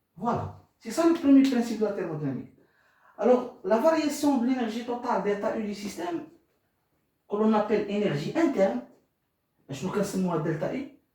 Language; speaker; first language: French; non-native, local second language; Arabic